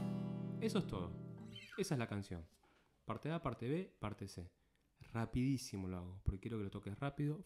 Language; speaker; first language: Spanish; native; Spanish